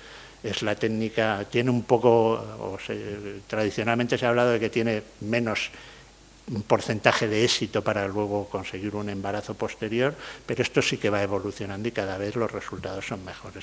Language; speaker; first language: Spanish; native; Spanish